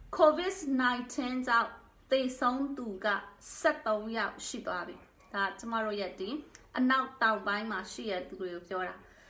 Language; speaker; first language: Burmese; non-native, local second language; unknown